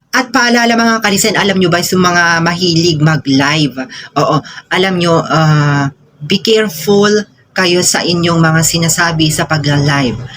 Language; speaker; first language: Filipino; non-native, local second language; Cebuano